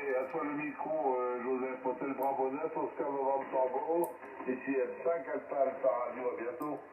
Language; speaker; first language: French; native; French